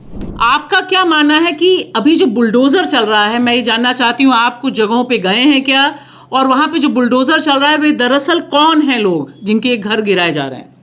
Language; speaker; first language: Hindi; native; Hindi